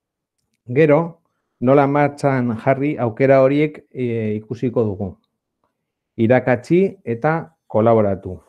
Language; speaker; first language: Basque; non-native, local second language; Spanish